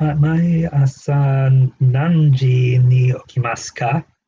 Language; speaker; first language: Japanese; non-native, learner; English